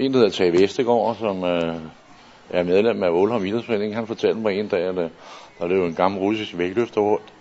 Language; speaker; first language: Danish; native; Danish